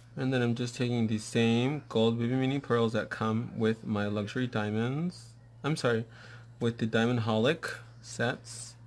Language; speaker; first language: English; early bilingual, other home language; Spanish